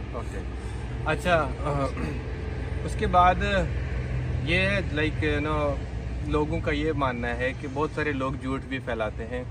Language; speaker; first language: Hindi; native; Hindi